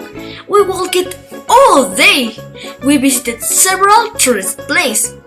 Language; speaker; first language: English; non-native, learner; Spanish